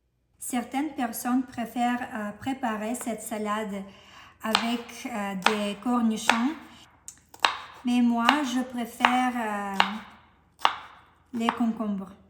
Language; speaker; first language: French; non-native, fluent; Russian